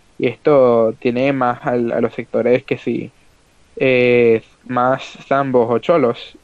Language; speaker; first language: Spanish; native; Spanish